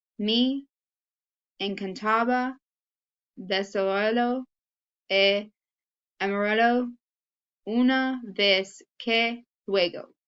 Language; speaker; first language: Spanish; non-native, learner; English